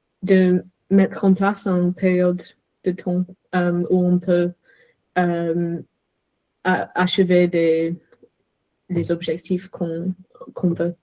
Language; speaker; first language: French; non-native, fluent; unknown